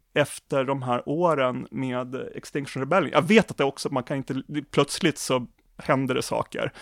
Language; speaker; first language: Swedish; native; Swedish